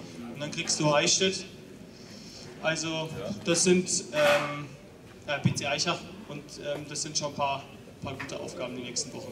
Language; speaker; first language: German; native; German